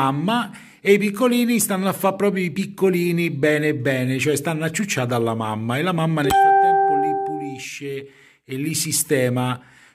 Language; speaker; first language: Italian; native; Italian